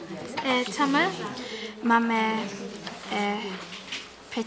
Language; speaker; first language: French; non-native, learner; English